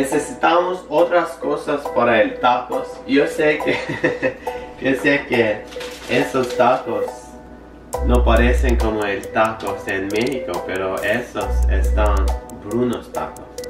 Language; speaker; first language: Spanish; non-native, learner; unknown